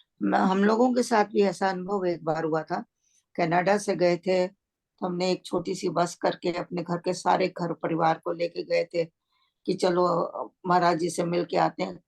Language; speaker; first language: Hindi; native; Hindi